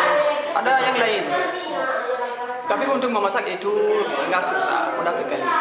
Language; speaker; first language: Indonesian; non-native, learner; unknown